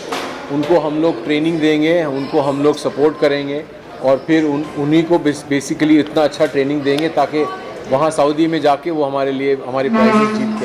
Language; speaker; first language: Hindi; native; Hindi